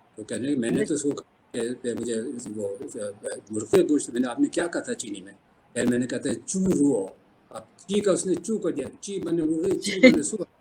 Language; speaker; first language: Urdu; native; Urdu